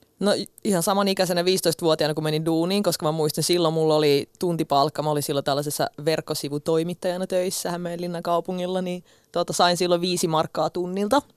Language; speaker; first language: Finnish; early bilingual, other home language; Russian